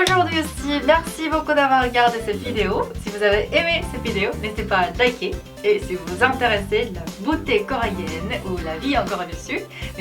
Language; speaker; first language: French; non-native, learner; Korean